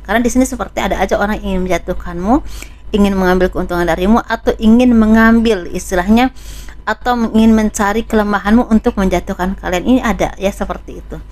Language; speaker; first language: Indonesian; native; Indonesian